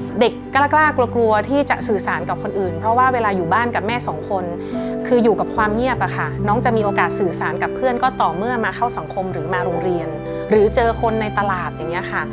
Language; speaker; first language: Thai; native; Thai